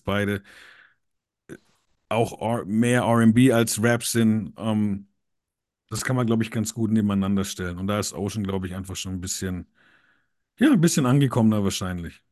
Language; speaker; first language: German; native; German